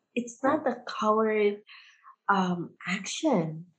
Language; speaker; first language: English; early bilingual, heritage; Indonesian